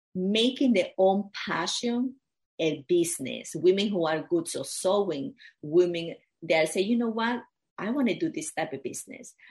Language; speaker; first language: English; non-native, fluent; Spanish